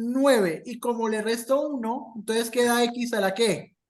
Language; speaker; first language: Spanish; native; Spanish